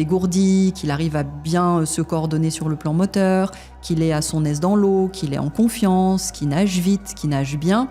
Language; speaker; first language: French; native; French